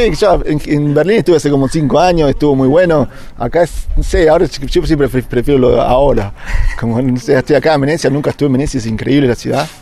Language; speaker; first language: Spanish; native; Spanish